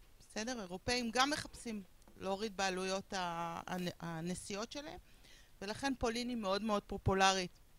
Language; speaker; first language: Hebrew; non-native, fluent; Spanish